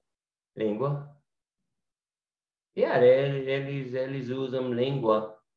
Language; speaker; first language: Portuguese; non-native, learner; English